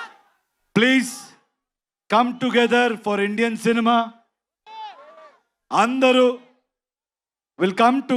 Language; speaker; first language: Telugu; non-native, learner; Kannada